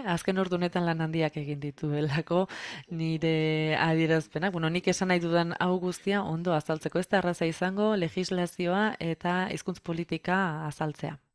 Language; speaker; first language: Basque; non-native, fluent; French